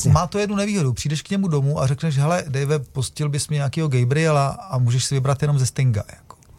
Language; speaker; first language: Czech; native; Czech